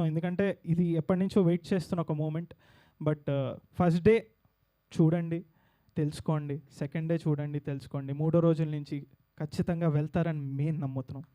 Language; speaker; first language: Telugu; native; Telugu